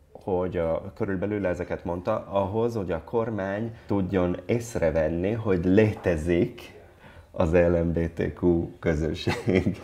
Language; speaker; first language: Hungarian; non-native, fluent; Italian